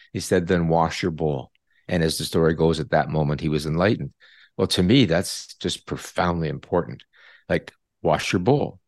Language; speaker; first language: English; native; English